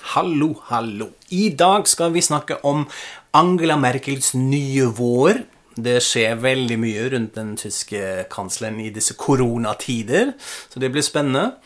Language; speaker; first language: Norwegian; non-native, fluent; German